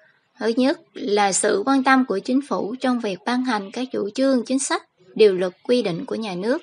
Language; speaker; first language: Vietnamese; native; Vietnamese